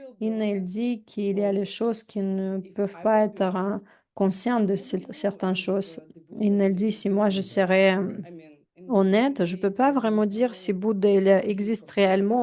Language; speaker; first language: French; non-native, fluent; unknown